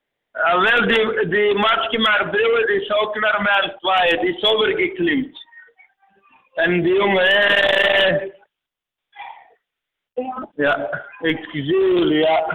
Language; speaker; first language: Dutch; non-native, fluent; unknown